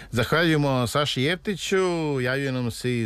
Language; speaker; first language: Serbian; native; Serbian